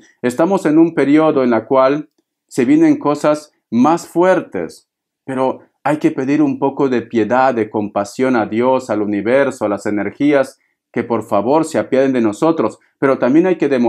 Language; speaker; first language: Spanish; native; Spanish